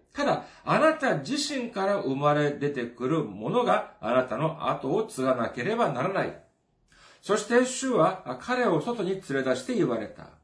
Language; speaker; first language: Japanese; non-native, fluent; Korean